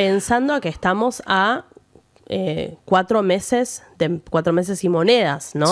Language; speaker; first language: Spanish; native; Spanish